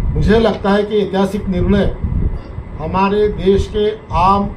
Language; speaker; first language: Hindi; non-native, local second language; Marathi